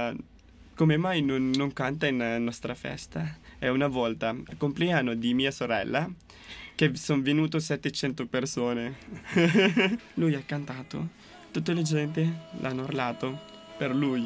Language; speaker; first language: Italian; non-native, fluent; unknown